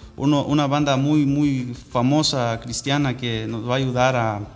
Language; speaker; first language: Spanish; early bilingual, heritage; Spanish